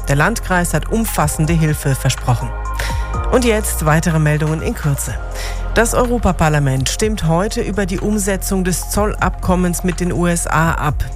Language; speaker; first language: German; native; German